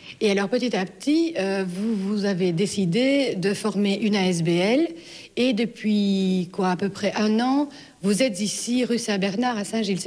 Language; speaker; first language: French; native; French